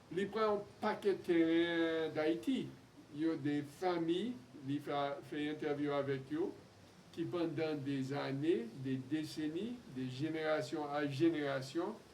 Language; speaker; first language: Haitian Creole; non-native, fluent; English